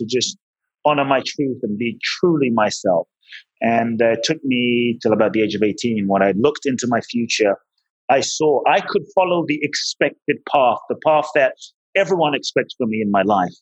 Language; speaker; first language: English; native; English